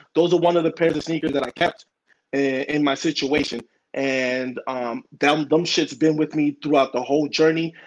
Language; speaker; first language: English; early bilingual, other home language; Spanish